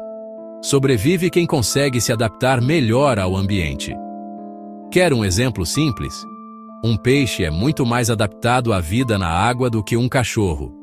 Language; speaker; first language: Portuguese; native; Portuguese